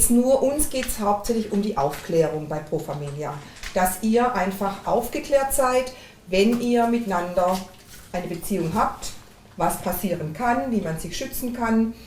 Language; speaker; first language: German; native; German